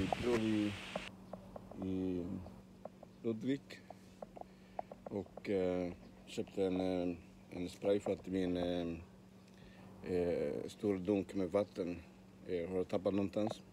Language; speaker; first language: Swedish; non-native, learner; Spanish